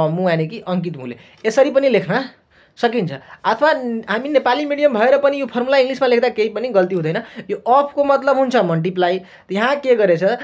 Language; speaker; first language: Nepali; non-native, local second language; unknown